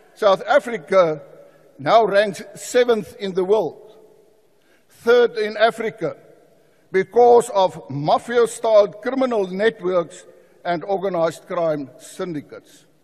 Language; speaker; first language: English; non-native, local second language; Afrikaans